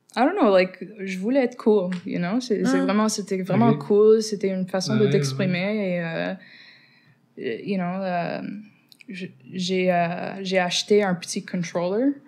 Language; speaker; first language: French; non-native, fluent; English